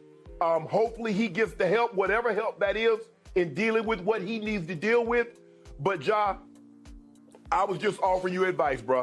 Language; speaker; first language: English; native; English